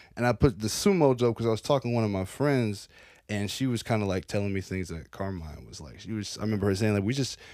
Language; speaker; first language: English; native; English